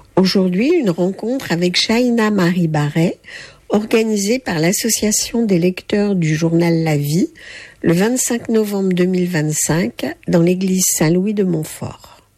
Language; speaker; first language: French; native; French